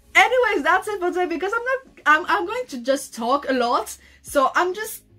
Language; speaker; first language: English; non-native, learner; French